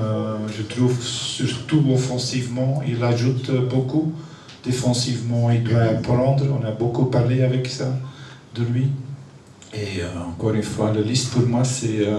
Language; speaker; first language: French; non-native, learner; Dutch